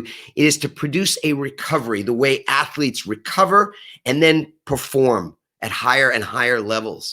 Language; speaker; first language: English; native; English